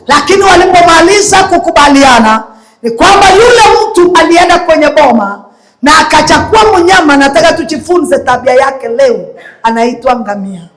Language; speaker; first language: Swahili; non-native, local second language; Kalenjin